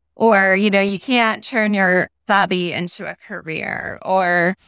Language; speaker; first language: English; native; English